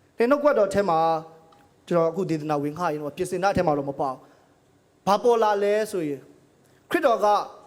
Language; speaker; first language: Burmese; non-native, local second language; Tedim Chin